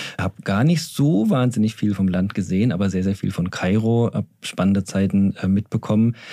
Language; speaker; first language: German; native; German